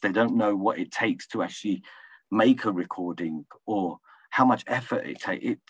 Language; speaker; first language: English; early bilingual, other home language; Punjabi